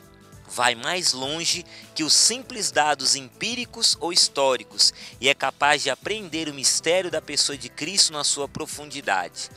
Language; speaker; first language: Portuguese; native; Portuguese